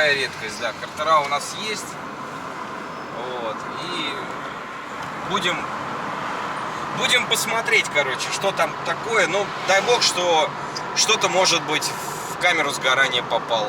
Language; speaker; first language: Russian; native; Russian